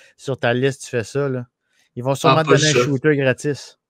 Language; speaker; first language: French; native; French